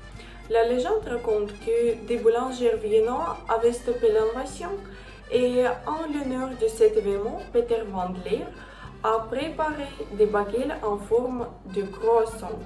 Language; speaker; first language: French; non-native, learner; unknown